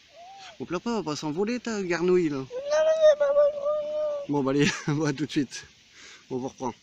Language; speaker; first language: French; native; French